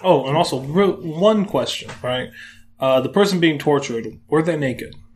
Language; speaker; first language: English; native; English